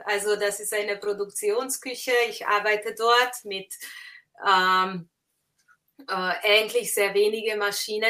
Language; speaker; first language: German; non-native, fluent; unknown